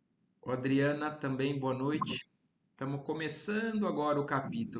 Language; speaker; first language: Portuguese; native; Portuguese